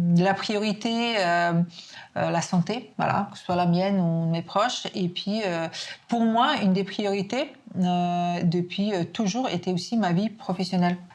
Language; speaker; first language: French; non-native, fluent; Serbian